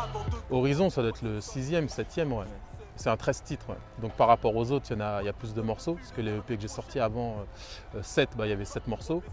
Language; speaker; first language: French; native; French